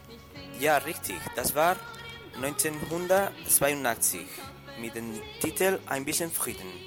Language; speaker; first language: German; non-native, learner; Spanish